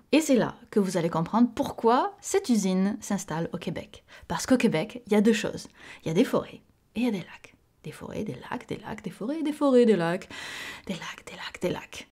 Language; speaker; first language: French; native; French